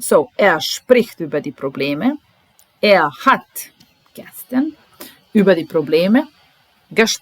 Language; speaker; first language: German; non-native, fluent; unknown